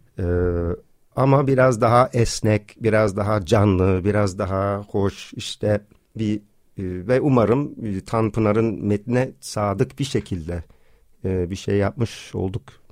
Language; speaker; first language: Turkish; non-native, fluent; English